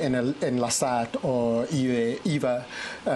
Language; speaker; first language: Spanish; non-native, fluent; English